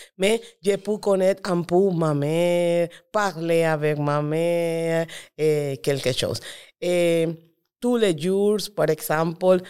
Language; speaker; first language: French; non-native, learner; Spanish